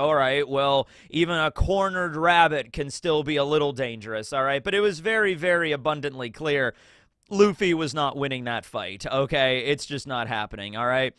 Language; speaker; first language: English; native; English